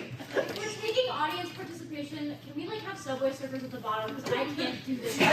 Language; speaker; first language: English; native; English